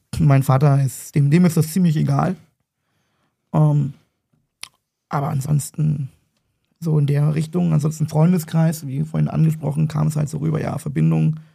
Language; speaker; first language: German; native; German